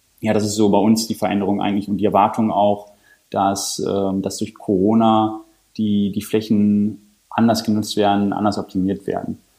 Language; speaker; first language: German; native; German